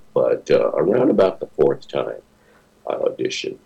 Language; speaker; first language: English; native; English